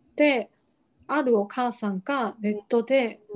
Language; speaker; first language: Japanese; non-native, fluent; Chinese